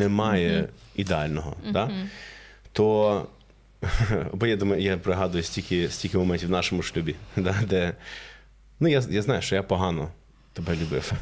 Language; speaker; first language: Ukrainian; non-native, fluent; English